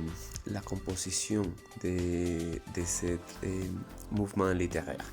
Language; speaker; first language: French; non-native, learner; Spanish